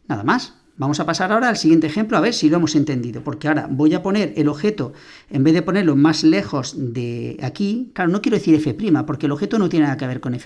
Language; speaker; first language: Spanish; native; Spanish